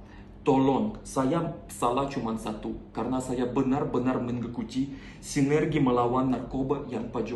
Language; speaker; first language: Indonesian; non-native, learner; Russian